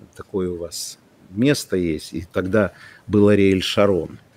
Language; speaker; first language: Russian; non-native, local second language; Ukrainian